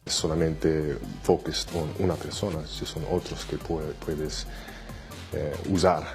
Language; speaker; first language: Spanish; non-native, learner; English